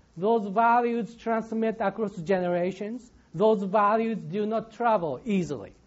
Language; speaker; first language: English; non-native, fluent; Japanese